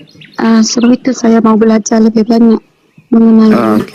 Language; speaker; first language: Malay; non-native, local second language; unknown